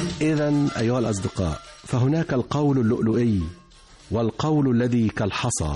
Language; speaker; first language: Arabic; native; Arabic